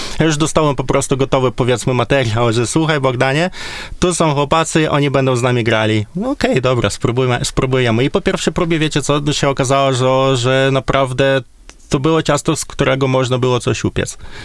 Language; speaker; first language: Polish; non-native, fluent; Ukrainian